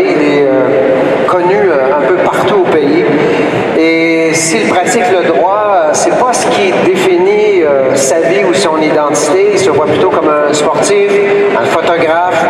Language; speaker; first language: French; native; French